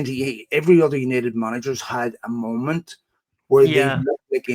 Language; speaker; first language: English; native; English